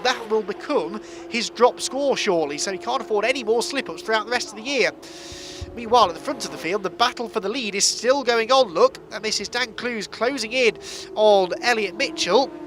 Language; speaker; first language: English; native; English